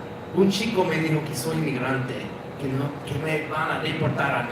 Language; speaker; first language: Spanish; non-native, fluent; English